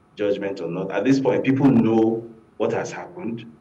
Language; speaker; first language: English; non-native, local second language; Yoruba